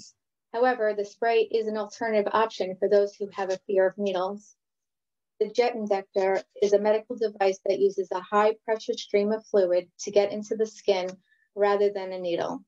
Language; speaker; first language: English; native; English